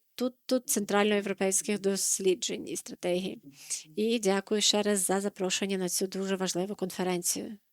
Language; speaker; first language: Ukrainian; non-native, fluent; Dutch